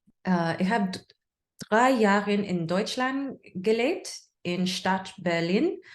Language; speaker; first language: German; non-native, learner; English